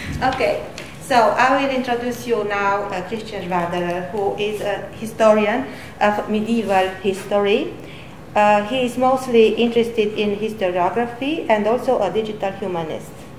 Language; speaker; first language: English; non-native, fluent; Romanian